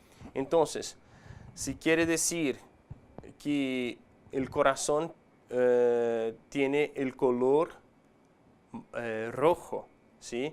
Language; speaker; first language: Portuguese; non-native, fluent; Spanish